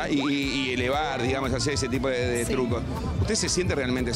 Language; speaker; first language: Spanish; native; Spanish